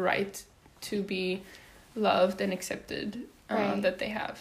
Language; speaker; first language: English; non-native, local second language; Afrikaans